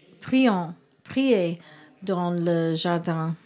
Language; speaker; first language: French; non-native, learner; English